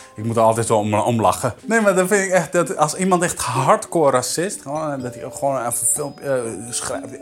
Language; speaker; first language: Dutch; early bilingual, other home language; Arabic